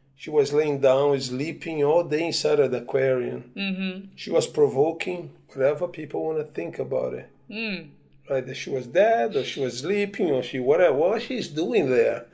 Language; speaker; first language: English; non-native, fluent; Portuguese